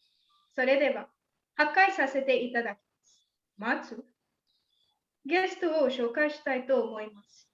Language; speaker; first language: Japanese; non-native, fluent; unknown